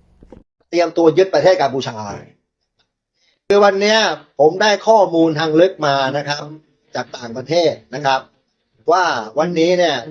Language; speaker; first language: Thai; native; Thai